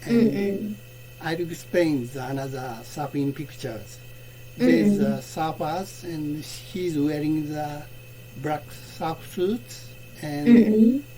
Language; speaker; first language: English; non-native, learner; Japanese